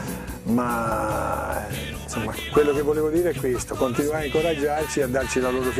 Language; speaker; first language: Italian; native; Italian